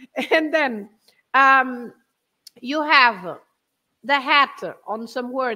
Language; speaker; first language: English; non-native, fluent; Portuguese